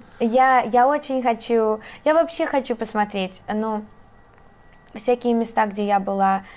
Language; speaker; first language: Russian; early bilingual, other home language; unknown